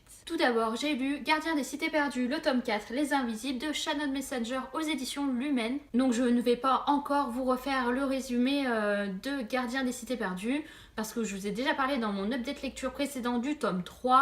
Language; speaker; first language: French; native; French